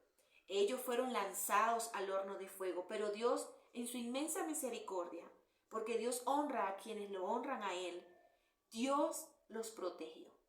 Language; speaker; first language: Spanish; native; Spanish